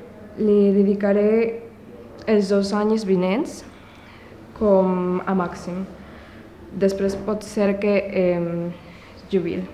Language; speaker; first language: Catalan; non-native, local second language; Spanish